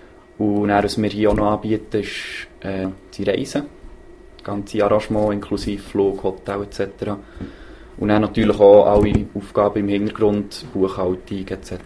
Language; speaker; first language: German; native; German